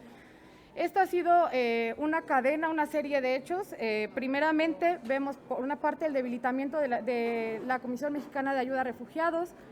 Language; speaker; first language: Spanish; native; Spanish